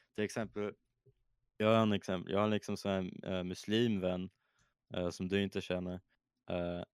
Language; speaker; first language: Swedish; native; Swedish